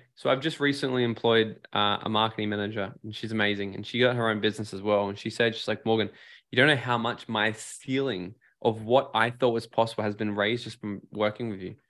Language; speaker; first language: English; native; English